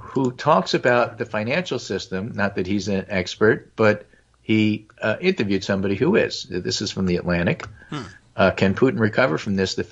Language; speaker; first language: English; native; English